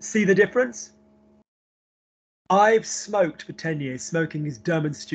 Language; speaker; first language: English; native; English